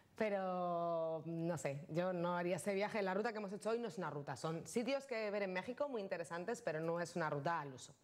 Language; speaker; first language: Spanish; native; Spanish